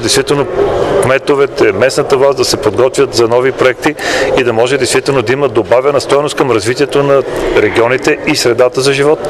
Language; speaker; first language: Bulgarian; native; Bulgarian